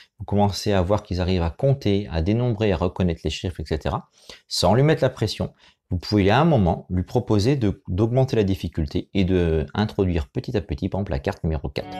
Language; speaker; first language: French; native; French